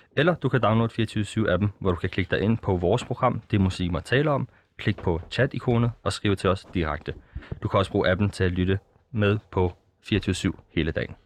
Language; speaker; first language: Danish; early bilingual, other home language; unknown